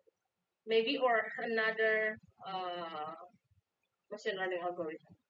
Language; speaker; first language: English; non-native, fluent; Indonesian